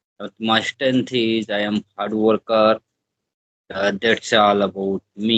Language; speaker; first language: English; non-native, learner; Hindi